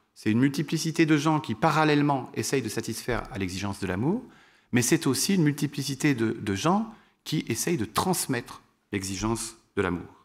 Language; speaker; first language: French; native; French